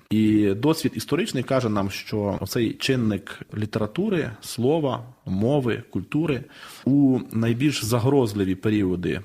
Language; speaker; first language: Ukrainian; native; Ukrainian